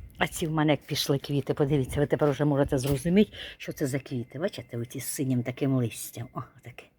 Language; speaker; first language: Ukrainian; native; Ukrainian